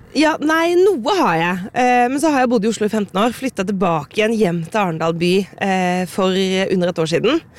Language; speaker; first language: Norwegian; native; Norwegian